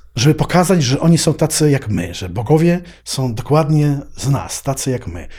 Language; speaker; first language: Polish; native; Polish